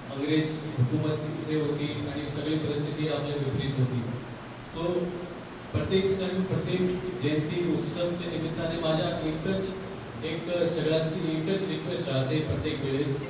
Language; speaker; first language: Marathi; non-native, local second language; Hindi